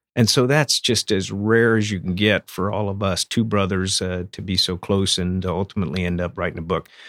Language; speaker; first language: English; native; English